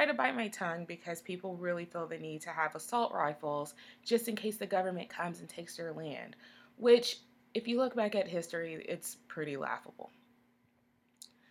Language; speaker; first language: English; native; English